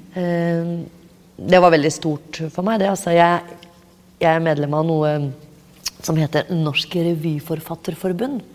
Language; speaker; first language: Norwegian; native; Norwegian